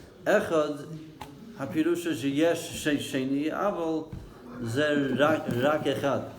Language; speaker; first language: Hebrew; non-native, fluent; English